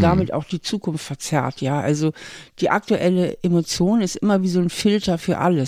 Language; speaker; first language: German; native; German